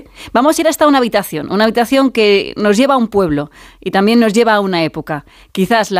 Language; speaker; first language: Spanish; native; Spanish